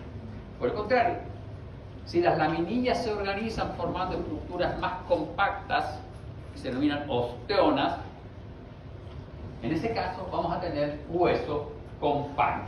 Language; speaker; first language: Spanish; native; Spanish